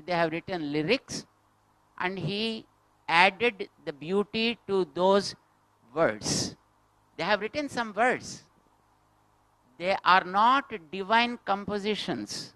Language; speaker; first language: English; non-native, local second language; Telugu